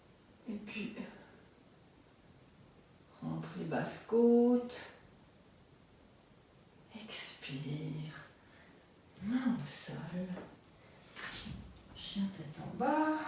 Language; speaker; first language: French; native; French